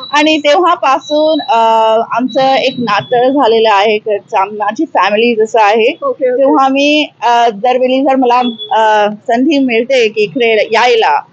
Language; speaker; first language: Marathi; early bilingual, heritage; Marathi